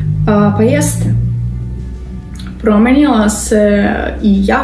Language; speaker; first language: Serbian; non-native, learner; Russian